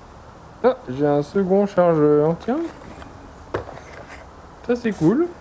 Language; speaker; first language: French; native; French